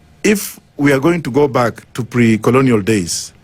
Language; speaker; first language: English; non-native, local second language; Luyia